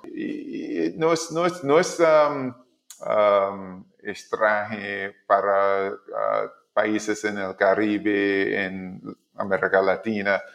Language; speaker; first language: Spanish; non-native, learner; English